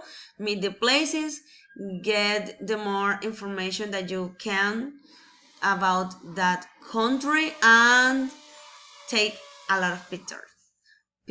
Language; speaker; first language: English; non-native, learner; Spanish